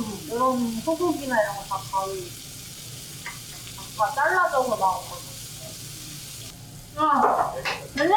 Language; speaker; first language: Korean; non-native, learner; Portuguese